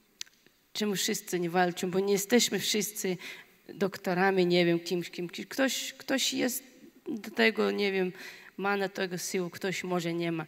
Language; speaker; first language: Polish; non-native, learner; Chechen